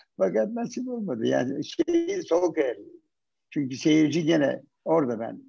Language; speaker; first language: Turkish; native; Turkish